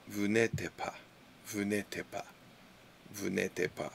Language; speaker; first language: French; non-native, learner; English